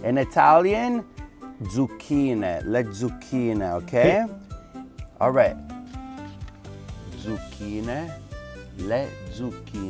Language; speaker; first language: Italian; early bilingual, heritage; English